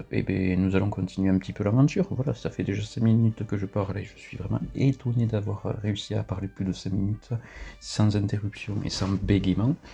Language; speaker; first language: French; native; French